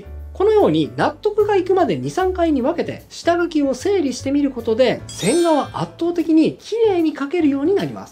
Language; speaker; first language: Japanese; native; Japanese